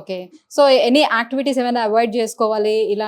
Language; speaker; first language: Telugu; native; Telugu